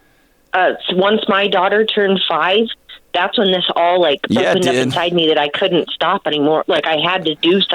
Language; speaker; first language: English; native; English